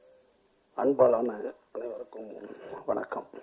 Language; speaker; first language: Tamil; native; Tamil